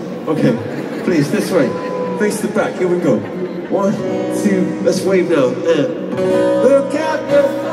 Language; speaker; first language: English; native; English